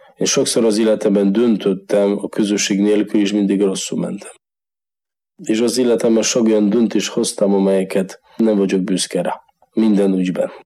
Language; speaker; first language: Hungarian; non-native, fluent; Polish